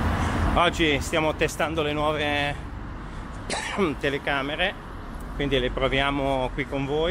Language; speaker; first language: Italian; native; Italian